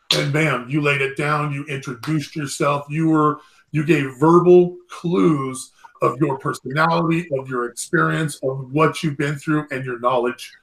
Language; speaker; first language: English; native; English